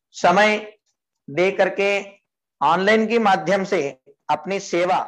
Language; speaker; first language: Hindi; non-native, local second language; Marathi